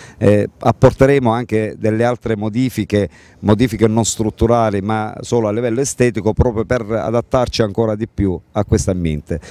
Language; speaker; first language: Italian; native; Italian